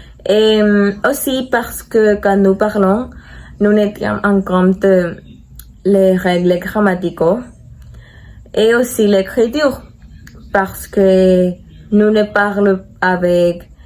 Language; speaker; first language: French; non-native, learner; Spanish